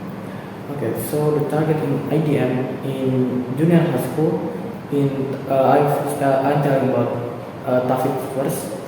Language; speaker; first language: English; non-native, learner; Indonesian